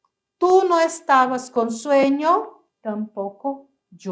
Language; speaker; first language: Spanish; non-native, fluent; Portuguese